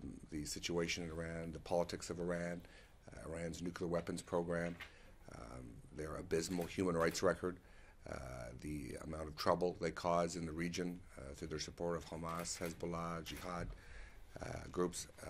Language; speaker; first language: English; native; English